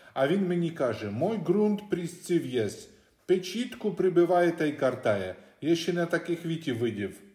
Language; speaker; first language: Ukrainian; native; Ukrainian